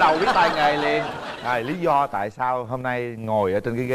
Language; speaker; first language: Vietnamese; native; Vietnamese